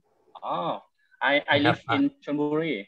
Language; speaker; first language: English; non-native, learner; Thai